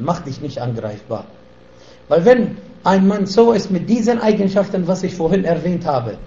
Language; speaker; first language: German; non-native, fluent; Arabic